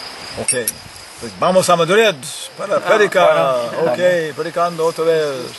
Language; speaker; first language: Spanish; non-native, learner; English